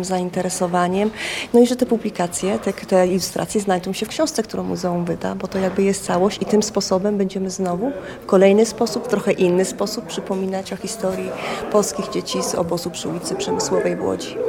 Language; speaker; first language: Polish; native; Polish